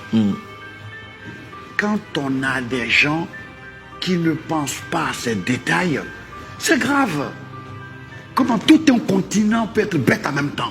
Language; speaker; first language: French; non-native, local second language; Dyula